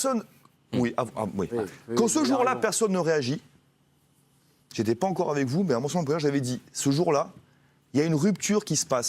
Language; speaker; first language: French; native; French